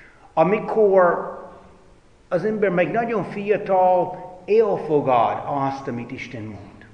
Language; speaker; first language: Hungarian; non-native, fluent; English